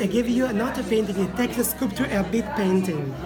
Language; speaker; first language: English; non-native, learner; Italian